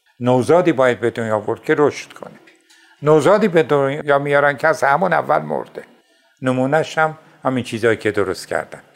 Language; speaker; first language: Persian; non-native, local second language; Azerbaijani